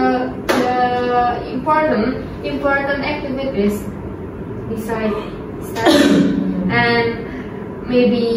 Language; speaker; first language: English; non-native, learner; Indonesian